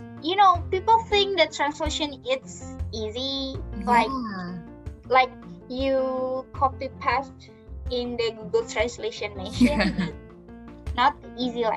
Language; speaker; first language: English; non-native, learner; Indonesian